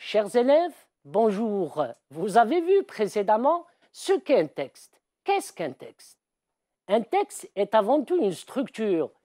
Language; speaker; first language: French; non-native, local second language; Arabic